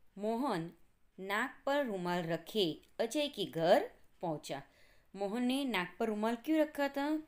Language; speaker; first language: Hindi; non-native, local second language; Gujarati